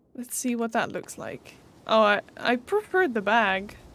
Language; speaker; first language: English; non-native, fluent; Dutch